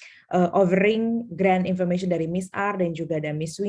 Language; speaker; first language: Indonesian; native; Indonesian